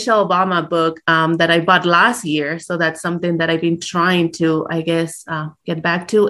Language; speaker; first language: English; early bilingual, other home language; Spanish